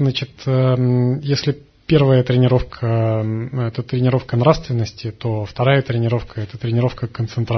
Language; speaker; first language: Russian; native; Russian